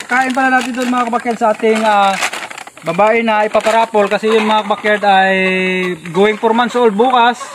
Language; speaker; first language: Filipino; non-native, local second language; Cebuano